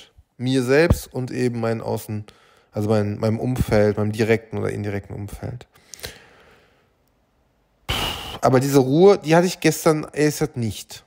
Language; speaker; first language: German; native; German